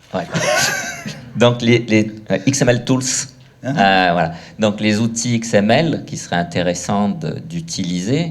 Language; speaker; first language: French; native; French